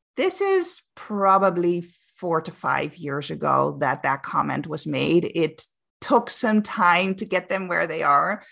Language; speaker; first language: English; non-native, fluent; Dutch